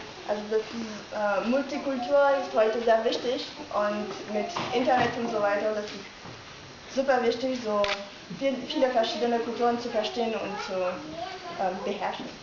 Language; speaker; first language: German; non-native, fluent; French